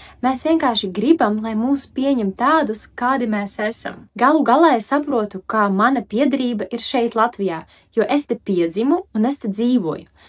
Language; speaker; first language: Latvian; non-native, local second language; Russian